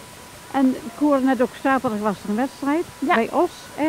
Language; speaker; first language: Dutch; native; Dutch